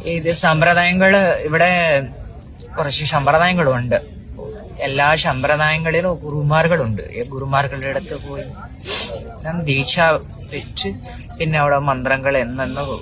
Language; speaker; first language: Malayalam; non-native, local second language; Tamil